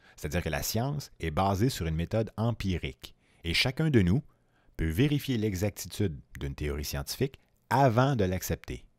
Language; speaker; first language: French; native; French